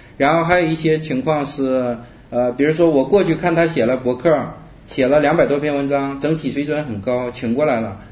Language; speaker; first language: Chinese; native; Chinese